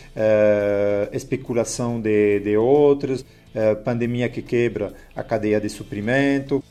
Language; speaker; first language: Portuguese; non-native, fluent; French